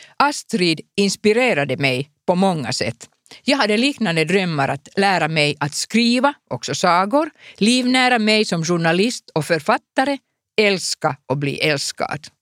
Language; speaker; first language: Swedish; non-native, local second language; Finnish